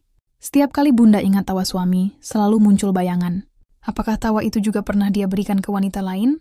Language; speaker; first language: Indonesian; native; Indonesian